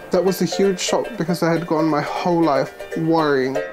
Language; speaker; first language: English; native; English